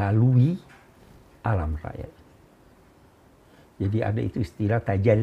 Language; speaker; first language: Indonesian; native; Indonesian